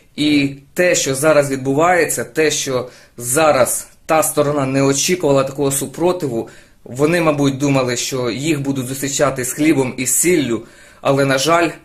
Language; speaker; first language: Ukrainian; non-native, local second language; Russian